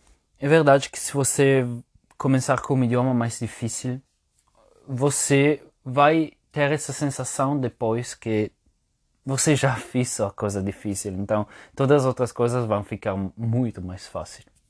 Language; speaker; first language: Portuguese; non-native, fluent; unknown